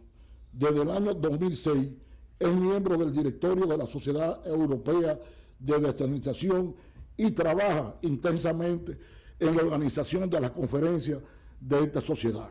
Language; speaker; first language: Spanish; native; Spanish